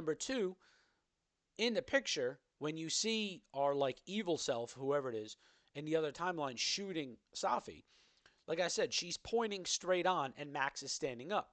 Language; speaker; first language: English; native; English